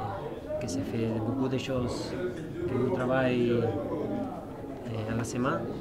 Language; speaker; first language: French; non-native, learner; Spanish